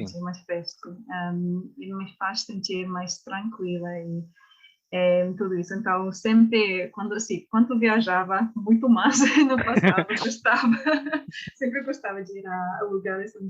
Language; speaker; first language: Portuguese; non-native, learner; English